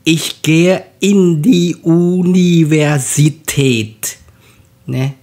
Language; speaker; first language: German; non-native, fluent; Khmer